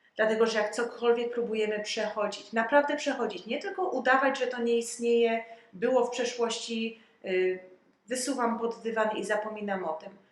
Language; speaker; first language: Polish; early bilingual, heritage; Polish